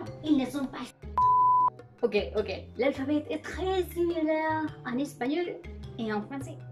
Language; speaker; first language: French; non-native, learner; Spanish